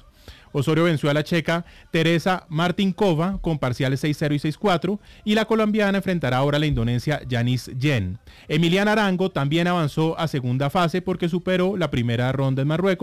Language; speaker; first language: Spanish; native; Spanish